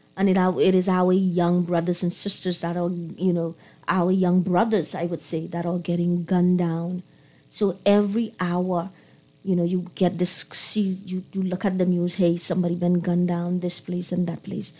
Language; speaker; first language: English; native; English